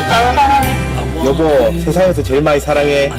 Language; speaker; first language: Korean; native; Korean